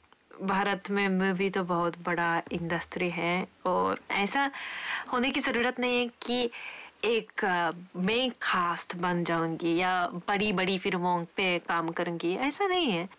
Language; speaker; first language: Hindi; non-native, fluent; Japanese